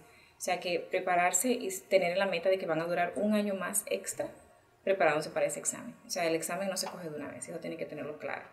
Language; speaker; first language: Spanish; early bilingual, heritage; Spanish